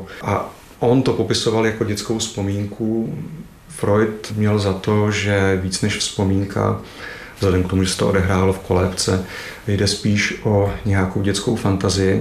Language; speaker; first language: Czech; native; Czech